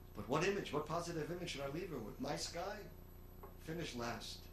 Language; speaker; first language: English; native; English